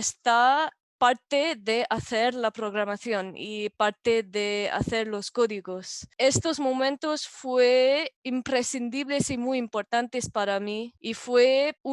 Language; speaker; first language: Spanish; non-native, fluent; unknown